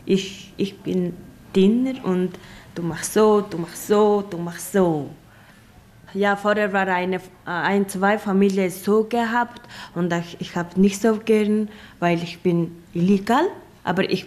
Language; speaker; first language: German; non-native, learner; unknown